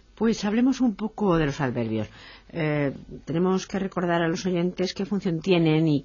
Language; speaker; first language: Spanish; native; Spanish